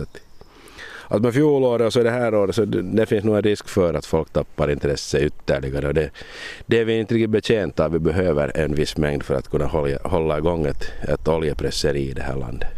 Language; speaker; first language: Swedish; native; Swedish